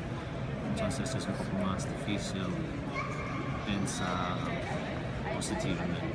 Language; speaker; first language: Spanish; non-native, fluent; English